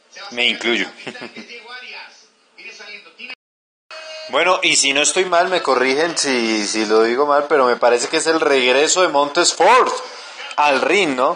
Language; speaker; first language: Spanish; native; Spanish